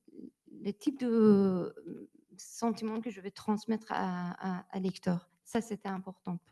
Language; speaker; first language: French; non-native, learner; Persian